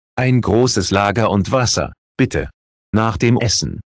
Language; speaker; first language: German; native; German